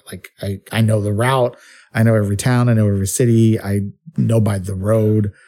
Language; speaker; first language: English; early bilingual, other home language; Spanish